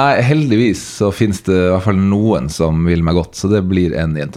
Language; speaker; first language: Norwegian; native; Norwegian